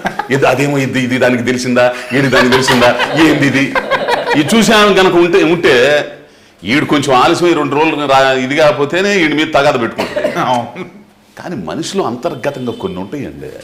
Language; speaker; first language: Telugu; native; Telugu